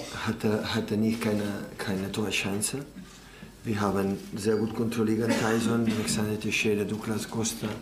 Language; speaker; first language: German; non-native, learner; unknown